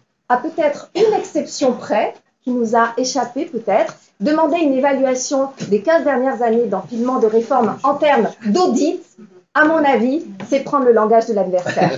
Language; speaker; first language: French; native; French